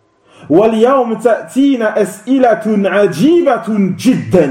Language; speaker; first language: Arabic; non-native, fluent; French